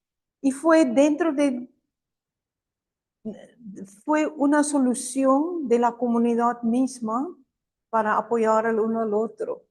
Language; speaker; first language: Spanish; non-native, fluent; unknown